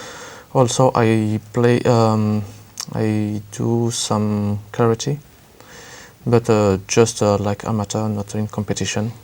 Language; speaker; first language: English; non-native, learner; French